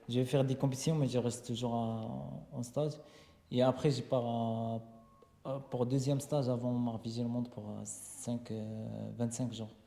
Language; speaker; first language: French; non-native, learner; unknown